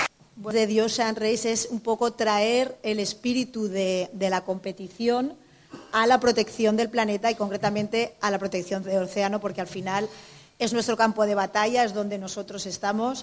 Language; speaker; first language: Spanish; native; Spanish